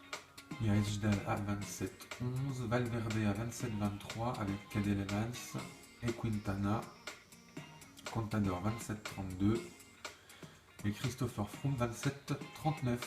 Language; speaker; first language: French; native; French